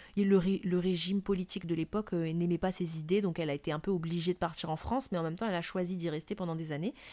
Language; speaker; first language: French; non-native, local second language; Malagasy